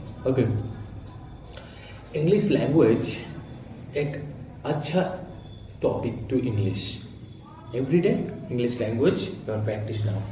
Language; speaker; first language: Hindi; non-native, local second language; Bangla